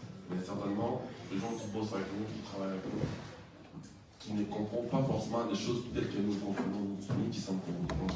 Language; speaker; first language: French; non-native, local second language; Lingala